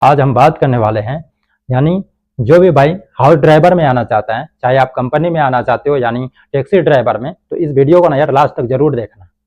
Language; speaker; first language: Hindi; native; Hindi